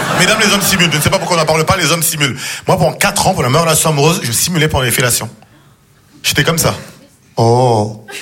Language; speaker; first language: French; native; French